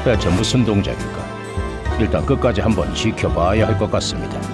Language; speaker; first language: Korean; native; Korean